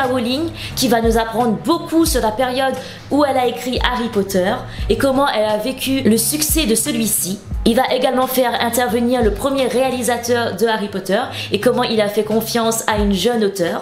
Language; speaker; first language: French; native; French